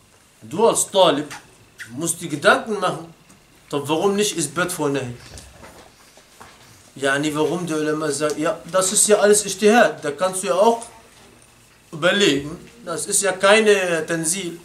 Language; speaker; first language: German; non-native, fluent; Arabic